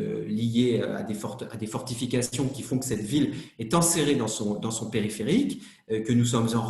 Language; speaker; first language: French; native; French